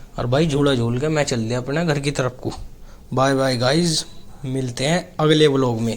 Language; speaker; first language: Hindi; native; Hindi